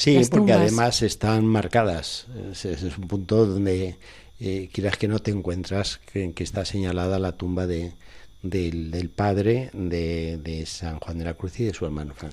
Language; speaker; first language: Spanish; native; Spanish